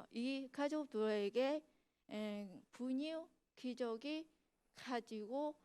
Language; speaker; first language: Korean; non-native, fluent; Vietnamese